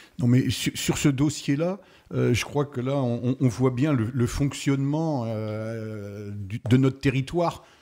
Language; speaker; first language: French; native; French